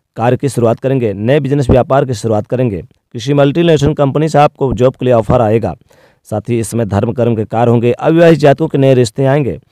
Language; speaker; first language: Hindi; native; Hindi